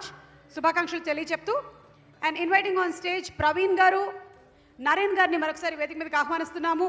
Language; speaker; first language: Telugu; native; Telugu